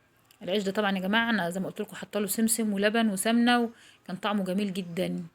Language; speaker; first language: Arabic; native; Arabic